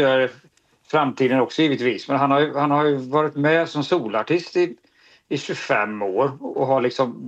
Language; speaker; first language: Swedish; native; Swedish